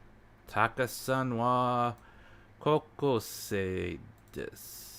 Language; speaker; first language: Japanese; non-native, learner; English